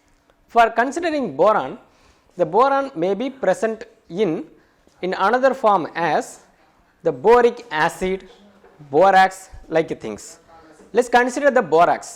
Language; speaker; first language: English; non-native, local second language; Tamil